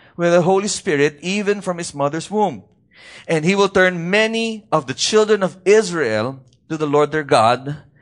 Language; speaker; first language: English; non-native, local second language; Filipino